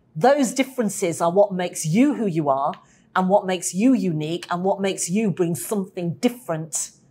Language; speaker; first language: English; native; English